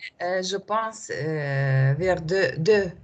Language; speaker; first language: French; non-native, learner; Russian